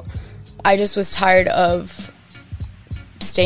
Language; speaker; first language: English; native; English